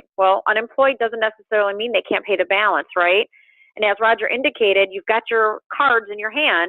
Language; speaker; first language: English; native; English